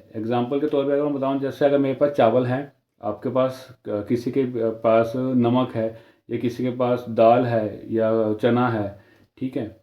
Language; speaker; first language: Hindi; native; Hindi